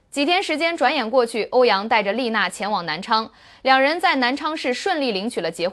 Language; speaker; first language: Chinese; native; Chinese